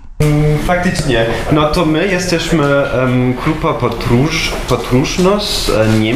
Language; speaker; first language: Polish; non-native, fluent; German